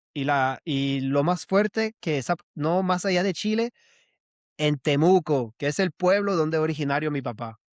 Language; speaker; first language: Spanish; early bilingual, heritage; Spanish